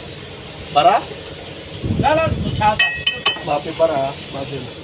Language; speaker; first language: Arabic; non-native, learner; Filipino